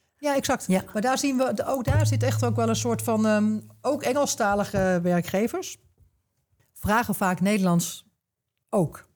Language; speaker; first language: Dutch; native; Dutch